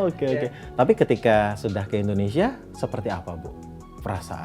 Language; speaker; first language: Indonesian; native; Indonesian